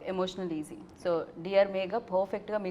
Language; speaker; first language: Telugu; native; Telugu